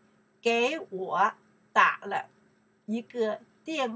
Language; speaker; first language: Chinese; non-native, learner; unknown